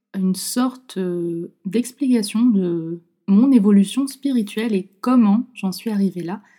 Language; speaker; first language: French; native; French